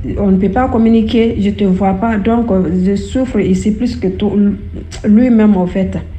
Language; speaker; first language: French; non-native, local second language; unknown